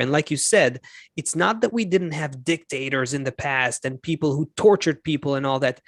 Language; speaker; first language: English; non-native, fluent; Hebrew